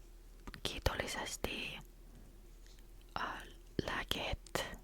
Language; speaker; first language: Finnish; non-native, learner; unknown